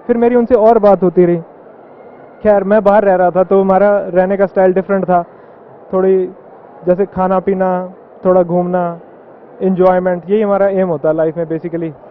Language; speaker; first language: Hindi; native; Hindi